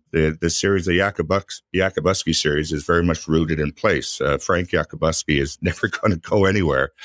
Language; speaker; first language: English; native; English